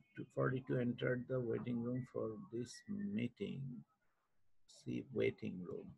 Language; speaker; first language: English; non-native, local second language; Bangla